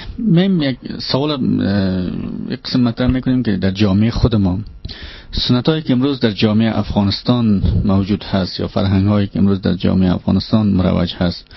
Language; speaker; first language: Persian; native; Persian